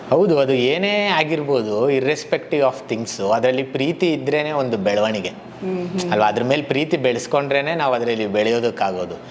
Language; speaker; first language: Kannada; native; Kannada